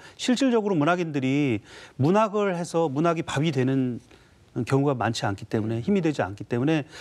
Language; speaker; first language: Korean; native; Korean